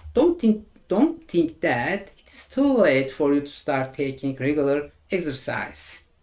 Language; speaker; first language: English; non-native, fluent; Turkish